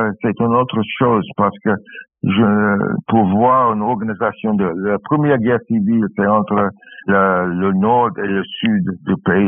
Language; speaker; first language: French; non-native, learner; English